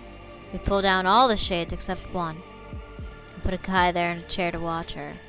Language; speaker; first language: English; native; English